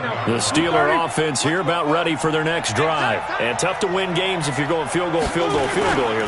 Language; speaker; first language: English; native; English